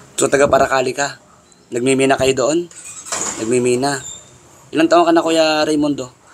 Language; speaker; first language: Filipino; native; Filipino